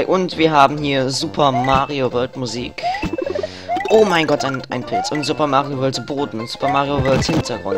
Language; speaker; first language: German; native; German